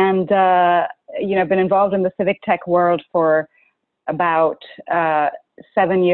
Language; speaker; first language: English; non-native, local second language; Urdu